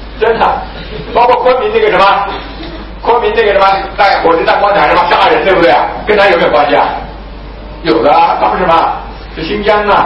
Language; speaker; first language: Chinese; native; Chinese